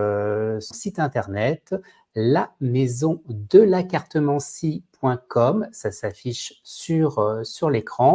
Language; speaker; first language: French; native; French